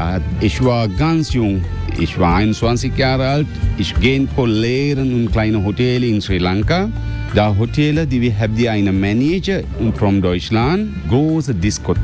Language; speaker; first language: German; non-native, learner; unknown